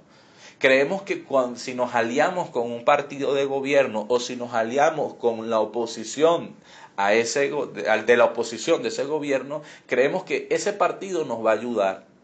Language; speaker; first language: Spanish; native; Spanish